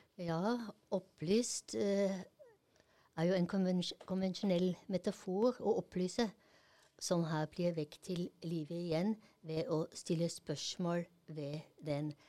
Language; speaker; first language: Norwegian; non-native, fluent; German